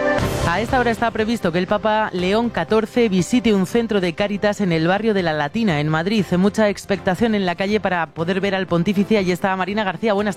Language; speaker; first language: Spanish; native; Spanish